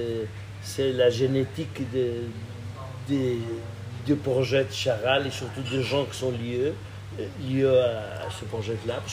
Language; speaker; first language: French; non-native, fluent; Portuguese